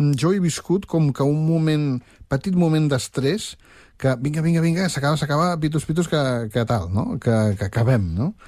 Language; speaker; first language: Catalan; native; Catalan